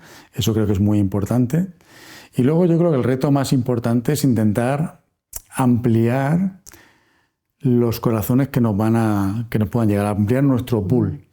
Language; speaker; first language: Spanish; native; Spanish